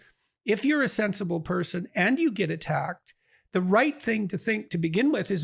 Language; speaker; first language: English; native; English